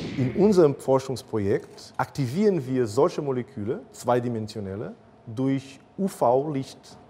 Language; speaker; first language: German; non-native, fluent; Portuguese